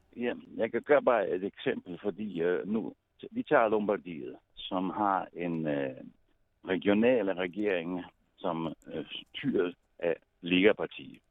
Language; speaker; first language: Danish; non-native, fluent; Italian